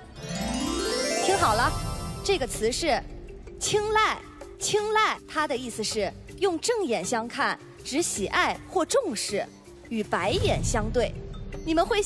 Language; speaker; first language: Chinese; native; Chinese